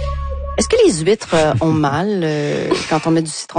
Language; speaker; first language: French; native; French